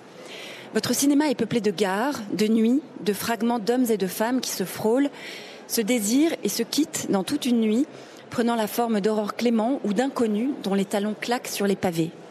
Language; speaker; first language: French; native; French